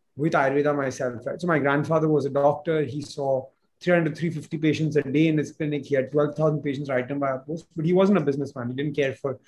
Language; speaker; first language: English; non-native, local second language; Hindi